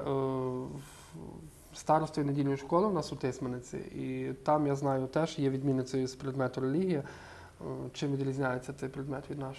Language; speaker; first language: Ukrainian; native; Ukrainian